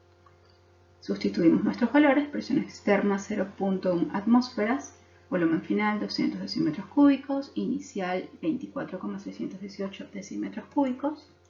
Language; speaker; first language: Spanish; native; Spanish